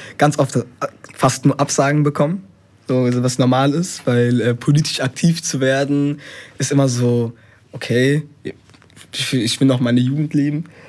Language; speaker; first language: German; early bilingual, other home language; Spanish